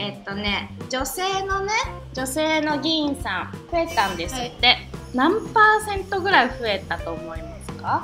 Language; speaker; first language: Japanese; native; Japanese